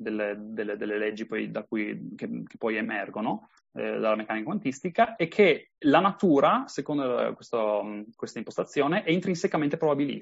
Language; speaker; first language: Italian; native; Italian